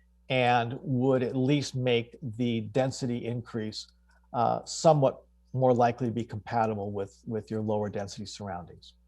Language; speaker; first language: English; native; English